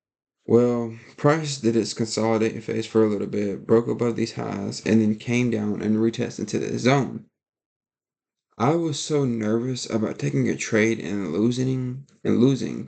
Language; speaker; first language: English; native; English